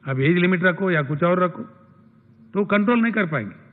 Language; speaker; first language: Hindi; non-native, local second language; Telugu